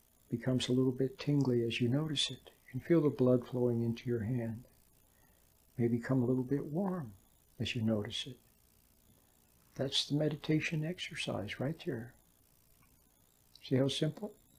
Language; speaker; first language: English; native; English